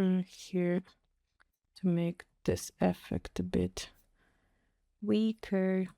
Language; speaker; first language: English; non-native, fluent; Russian